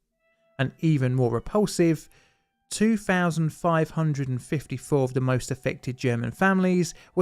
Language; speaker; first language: English; native; English